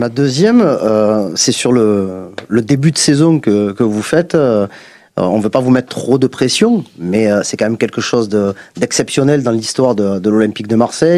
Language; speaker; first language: French; native; French